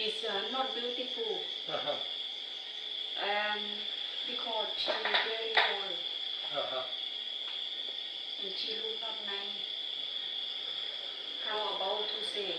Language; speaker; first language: English; non-native, learner; Thai